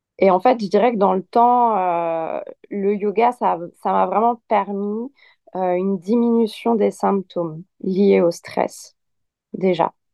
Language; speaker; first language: French; native; French